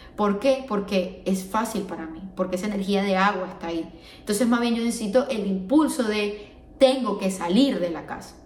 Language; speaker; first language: Spanish; native; Spanish